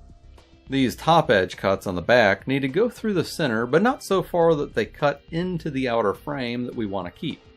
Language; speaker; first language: English; native; English